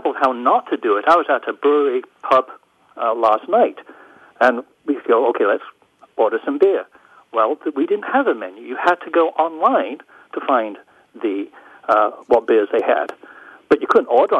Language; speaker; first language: English; native; English